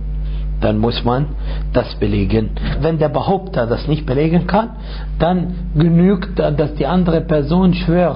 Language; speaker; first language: German; non-native, fluent; Arabic